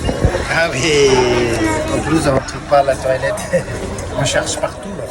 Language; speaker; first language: French; non-native, fluent; Tibetan